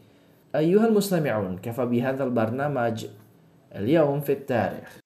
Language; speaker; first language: Arabic; non-native, fluent; Indonesian